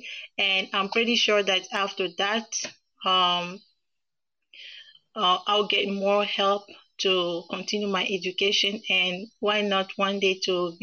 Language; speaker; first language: English; non-native, fluent; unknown